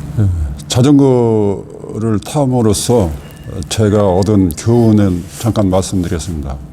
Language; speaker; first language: Korean; native; Korean